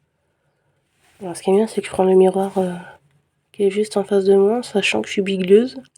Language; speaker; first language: French; native; French